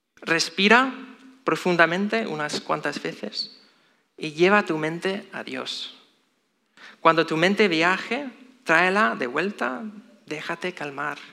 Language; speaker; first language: Spanish; non-native, fluent; English